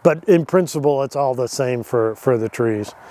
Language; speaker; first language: English; native; English